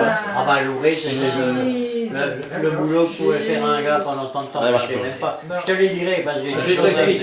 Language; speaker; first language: French; native; French